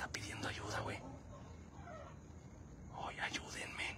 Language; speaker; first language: Spanish; native; Spanish